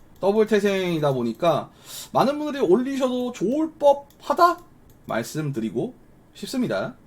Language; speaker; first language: Korean; native; Korean